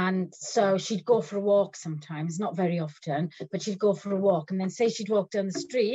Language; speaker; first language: English; native; English